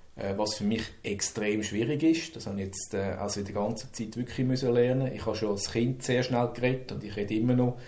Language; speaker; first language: German; native; German